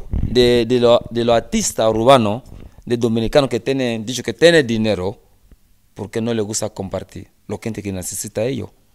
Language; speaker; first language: Spanish; non-native, learner; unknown